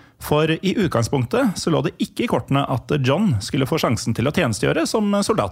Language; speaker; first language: Norwegian; native; Norwegian